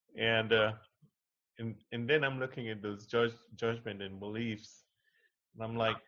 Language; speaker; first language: English; non-native, local second language; Hindi